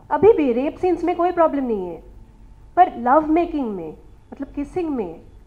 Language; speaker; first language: Hindi; native; Hindi